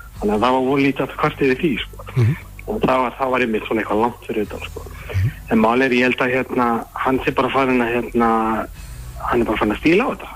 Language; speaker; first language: Icelandic; native; Icelandic